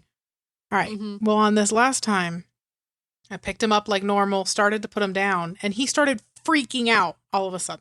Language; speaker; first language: English; native; English